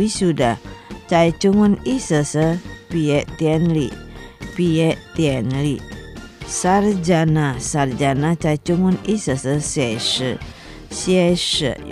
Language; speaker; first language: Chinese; non-native, fluent; Indonesian